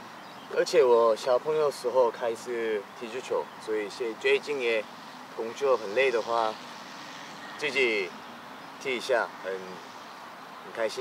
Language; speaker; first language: Chinese; non-native, learner; Korean